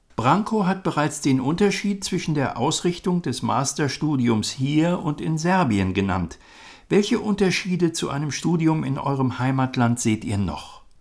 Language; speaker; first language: German; native; German